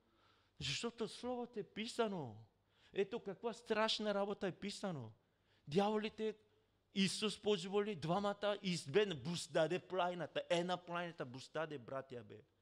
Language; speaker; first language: Bulgarian; non-native, learner; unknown